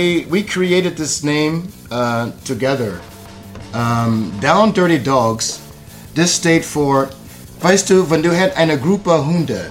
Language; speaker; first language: German; non-native, learner; English